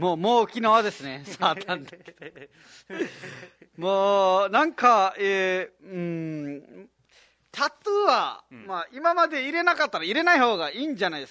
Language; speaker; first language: Japanese; non-native, fluent; Nepali